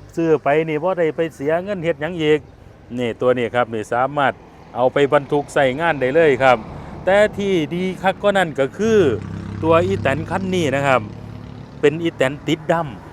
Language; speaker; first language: Thai; native; Thai